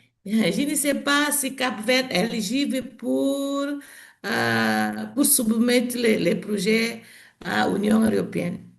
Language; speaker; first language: French; non-native, learner; Portuguese